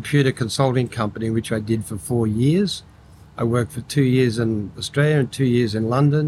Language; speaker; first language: English; native; English